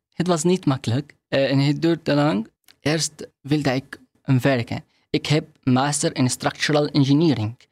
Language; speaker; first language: Dutch; non-native, learner; Arabic